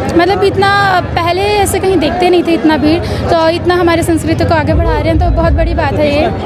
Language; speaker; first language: Hindi; native; Hindi